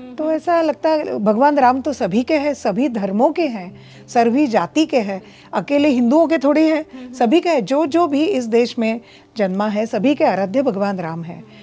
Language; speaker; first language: Hindi; non-native, local second language; Marathi